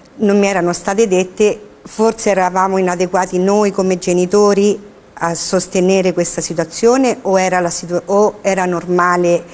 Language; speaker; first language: Italian; native; Italian